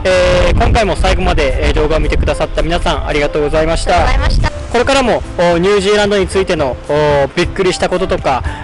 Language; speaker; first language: Japanese; native; Japanese